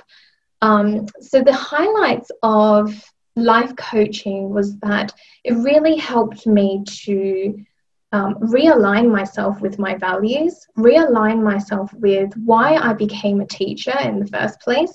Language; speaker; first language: English; native; English